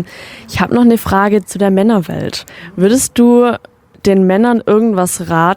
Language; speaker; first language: German; native; German